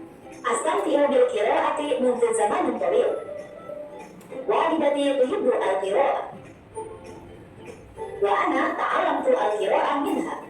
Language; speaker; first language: Arabic; non-native, learner; Indonesian